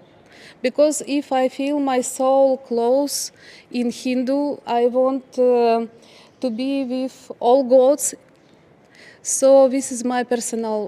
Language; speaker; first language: English; non-native, learner; Ukrainian